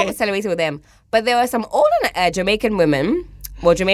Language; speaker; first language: English; native; English